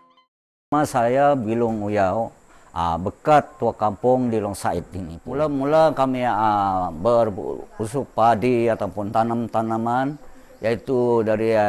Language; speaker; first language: Indonesian; non-native, local second language; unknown